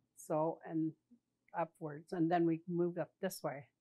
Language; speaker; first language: English; native; English